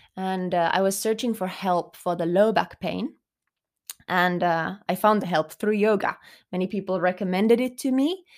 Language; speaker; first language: English; non-native, fluent; Finnish